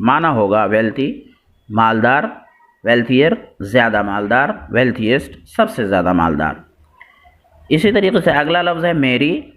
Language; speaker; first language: Urdu; native; Urdu